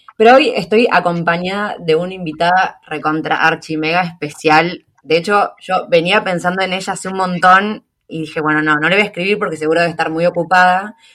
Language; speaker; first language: Spanish; native; Spanish